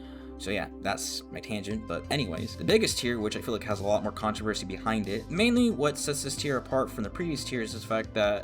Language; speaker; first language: English; native; English